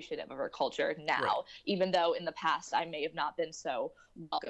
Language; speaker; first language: English; native; English